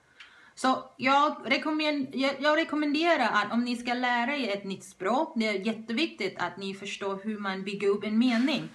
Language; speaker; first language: Swedish; non-native, fluent; Thai